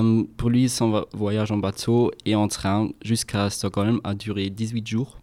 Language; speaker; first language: French; non-native, fluent; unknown